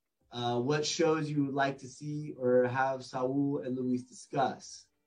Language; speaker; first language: English; native; English